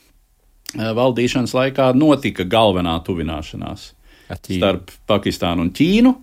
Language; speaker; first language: Latvian; native; Latvian